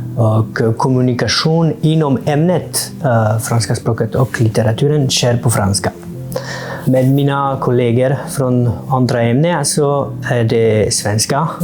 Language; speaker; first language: Swedish; non-native, fluent; French